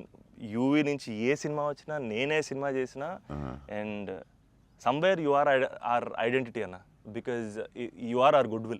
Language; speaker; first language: Telugu; native; Telugu